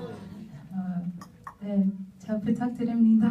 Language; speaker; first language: Korean; non-native, learner; English